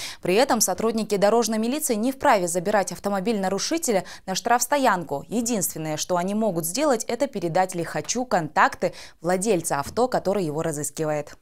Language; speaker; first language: Russian; non-native, local second language; Kyrgyz